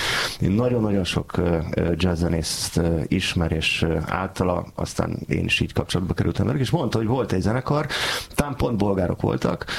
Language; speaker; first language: Hungarian; native; Hungarian